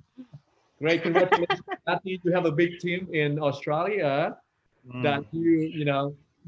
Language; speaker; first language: English; non-native, fluent; Vietnamese